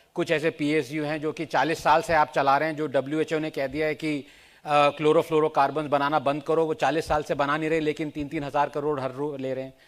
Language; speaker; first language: Hindi; non-native, local second language; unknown